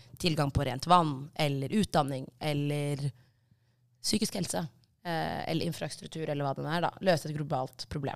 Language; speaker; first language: Norwegian; early bilingual, other home language; Tigrinya